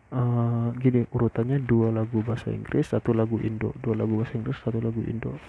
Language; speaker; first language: Indonesian; non-native, local second language; Minangkabau